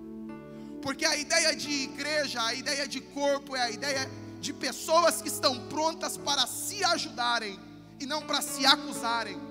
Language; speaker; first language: Portuguese; native; Portuguese